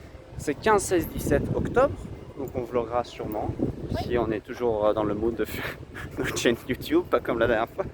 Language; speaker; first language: French; native; French